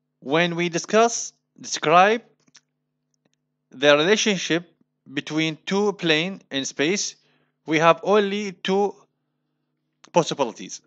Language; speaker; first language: English; non-native, fluent; Arabic